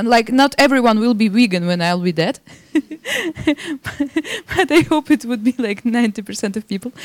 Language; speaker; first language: English; non-native, fluent; Belarusian